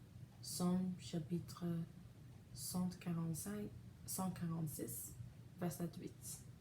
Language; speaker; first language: French; non-native, learner; English